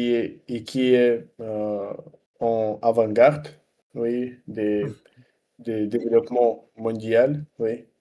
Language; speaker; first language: French; non-native, learner; Russian